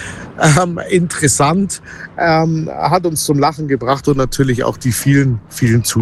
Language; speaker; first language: German; native; German